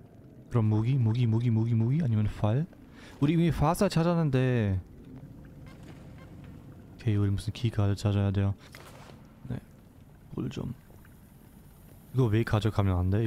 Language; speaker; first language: Korean; non-native, learner; German